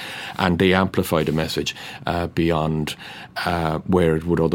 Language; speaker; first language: English; native; English